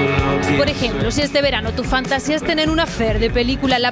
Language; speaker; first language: Spanish; native; Spanish